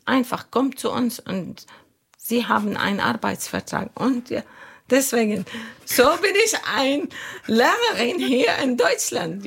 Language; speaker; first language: German; non-native, learner; Arabic